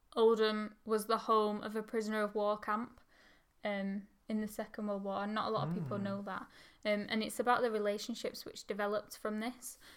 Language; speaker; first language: English; native; English